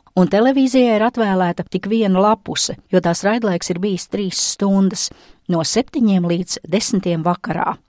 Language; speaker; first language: Latvian; native; Latvian